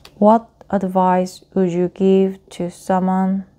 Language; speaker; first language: English; non-native, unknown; Korean